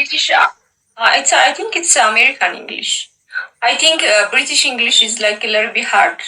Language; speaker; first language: English; non-native, local second language; Amharic